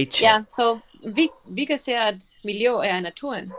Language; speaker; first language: Danish; non-native, learner; Spanish